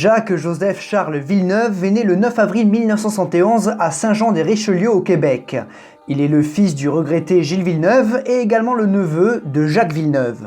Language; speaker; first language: French; native; French